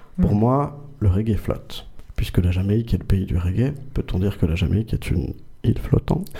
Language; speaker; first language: French; native; French